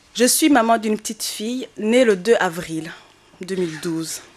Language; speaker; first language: French; non-native, local second language; Kinyarwanda